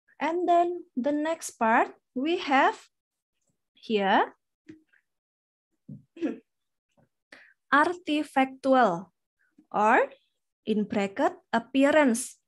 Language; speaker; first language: English; non-native, fluent; Indonesian